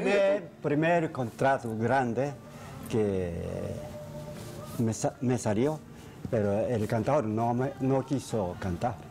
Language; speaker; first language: Spanish; non-native, fluent; Japanese